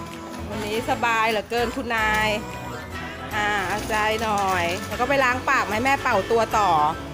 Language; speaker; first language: Thai; native; Thai